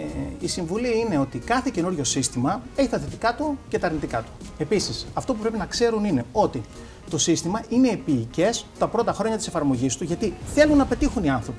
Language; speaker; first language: Greek; native; Greek